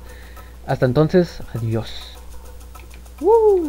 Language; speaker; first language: Spanish; early bilingual, heritage; Spanish